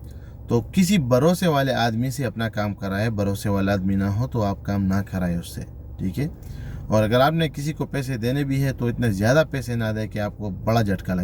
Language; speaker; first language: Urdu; non-native, local second language; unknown